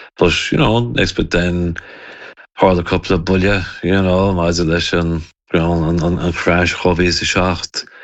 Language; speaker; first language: Irish; native; Irish